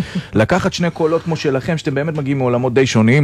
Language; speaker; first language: Hebrew; native; Hebrew